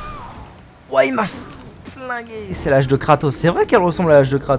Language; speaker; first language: French; native; French